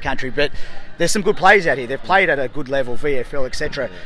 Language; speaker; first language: English; native; English